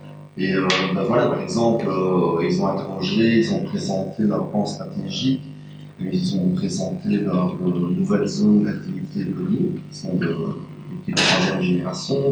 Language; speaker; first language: French; native; French